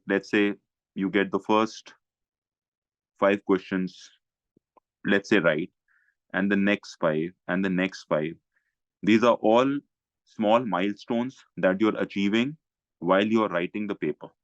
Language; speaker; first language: English; non-native, local second language; Hindi